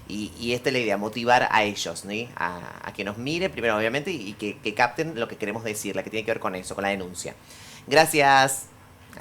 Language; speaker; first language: Spanish; native; Spanish